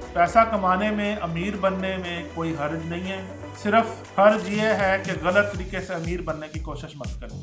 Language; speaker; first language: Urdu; non-native, local second language; Punjabi